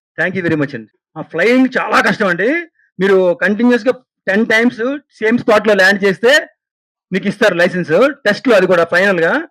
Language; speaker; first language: Telugu; native; Telugu